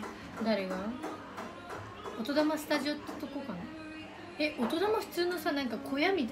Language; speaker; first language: Japanese; native; Japanese